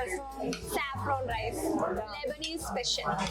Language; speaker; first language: Telugu; non-native, learner; Hindi